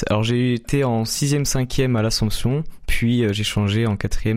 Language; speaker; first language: French; native; French